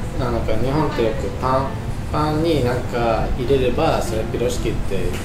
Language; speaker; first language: Japanese; non-native, fluent; Russian